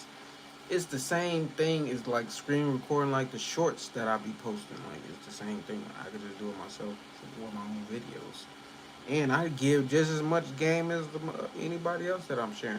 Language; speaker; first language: English; native; English